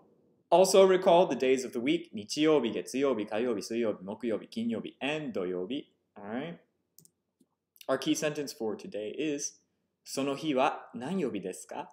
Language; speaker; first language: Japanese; non-native, fluent; English